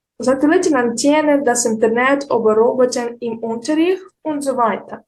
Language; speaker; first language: German; non-native, fluent; Ukrainian